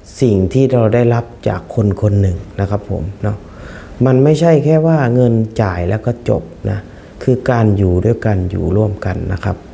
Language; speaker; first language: Thai; non-native, fluent; Khmer